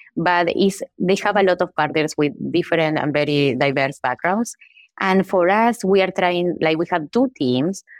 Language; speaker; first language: English; non-native, fluent; Spanish